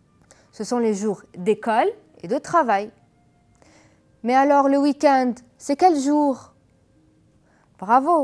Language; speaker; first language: French; non-native, fluent; Arabic